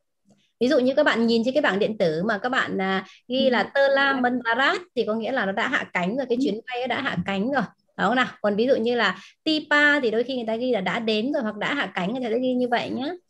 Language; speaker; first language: Vietnamese; native; Vietnamese